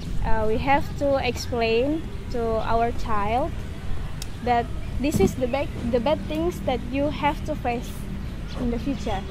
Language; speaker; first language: English; non-native, learner; Indonesian